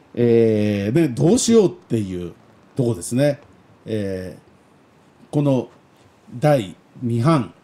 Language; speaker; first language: Japanese; native; Japanese